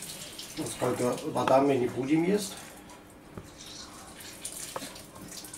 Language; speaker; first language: Russian; non-native, learner; German